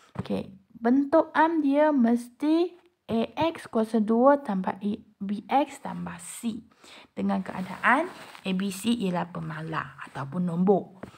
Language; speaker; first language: Malay; non-native, local second language; Chinese